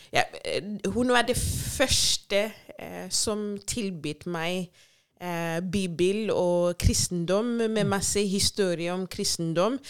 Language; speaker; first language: Norwegian; non-native, fluent; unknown